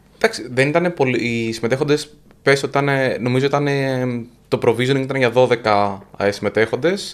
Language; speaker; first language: Greek; native; Greek